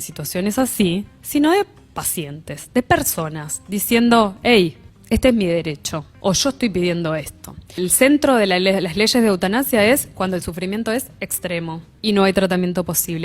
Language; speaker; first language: Spanish; native; Spanish